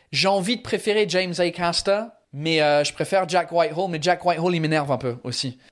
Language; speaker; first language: French; early bilingual, other home language; English